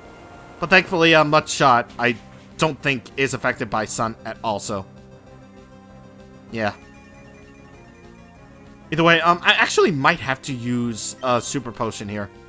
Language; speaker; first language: English; native; English